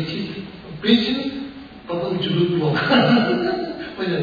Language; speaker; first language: Russian; non-native, learner; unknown